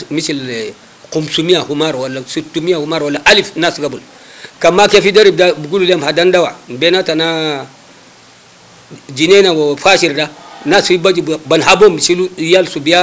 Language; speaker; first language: Arabic; non-native, local second language; Hausa